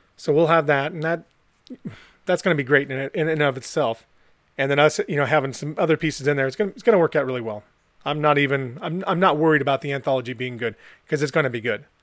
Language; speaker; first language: English; native; English